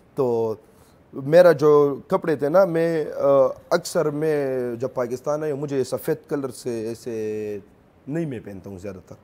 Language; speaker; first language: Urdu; non-native, local second language; Pashto